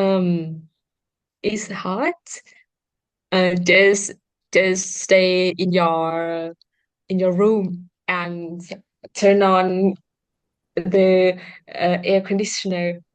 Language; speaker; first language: English; non-native, learner; Vietnamese